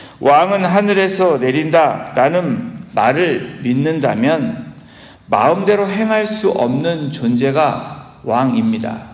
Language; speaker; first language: Korean; native; Korean